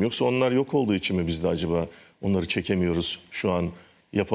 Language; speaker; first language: Turkish; native; Turkish